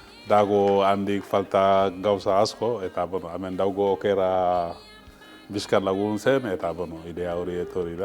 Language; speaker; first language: Basque; non-native, learner; Wolof